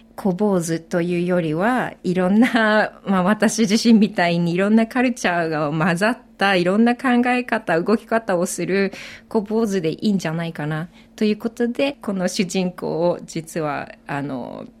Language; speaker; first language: Japanese; native; Japanese